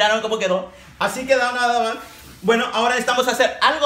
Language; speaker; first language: Spanish; native; Spanish